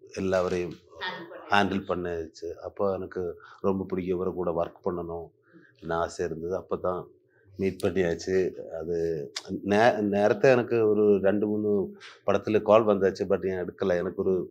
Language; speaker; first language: Tamil; non-native, learner; Malayalam